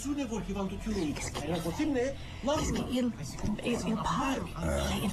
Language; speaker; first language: French; non-native, learner; English